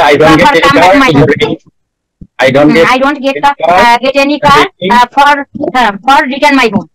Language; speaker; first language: English; non-native, learner; Bangla